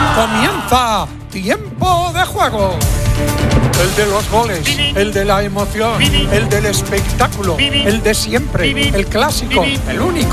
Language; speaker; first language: Spanish; native; Spanish